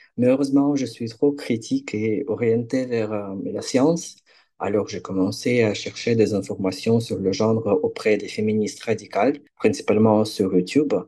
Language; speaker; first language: French; non-native, fluent; Ukrainian